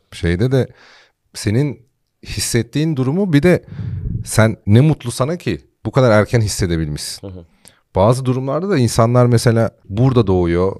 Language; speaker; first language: Turkish; native; Turkish